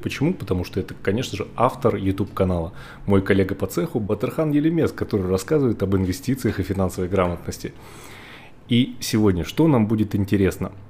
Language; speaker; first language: Russian; native; Russian